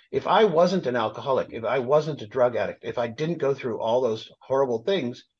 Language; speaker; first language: English; native; English